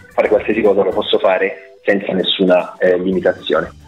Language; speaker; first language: Italian; native; Italian